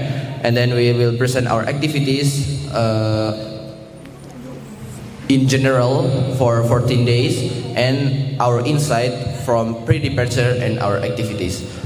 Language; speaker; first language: English; non-native, learner; Indonesian